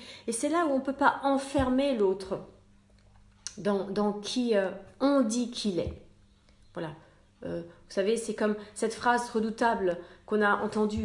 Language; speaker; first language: French; native; French